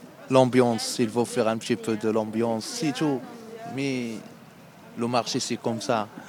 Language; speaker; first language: French; non-native, learner; Arabic